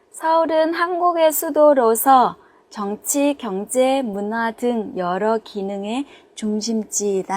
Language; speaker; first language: Korean; non-native, fluent; Vietnamese